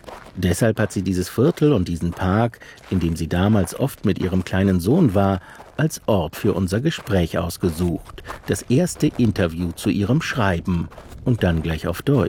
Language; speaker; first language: German; native; German